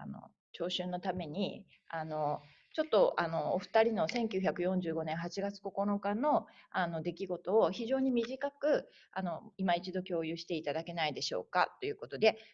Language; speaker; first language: Japanese; native; Japanese